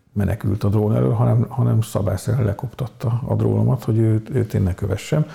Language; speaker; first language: Hungarian; native; Hungarian